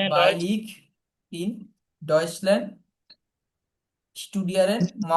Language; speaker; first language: German; non-native, learner; Bangla